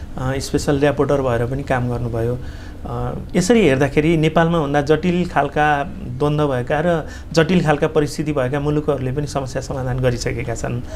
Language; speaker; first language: Nepali; native; Nepali